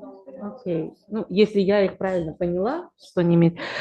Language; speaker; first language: Russian; native; Russian